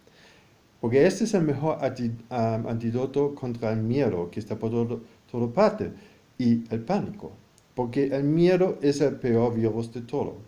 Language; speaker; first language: Spanish; non-native, fluent; German